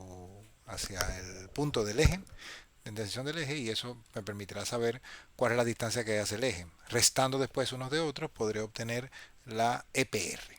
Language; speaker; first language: Spanish; native; Spanish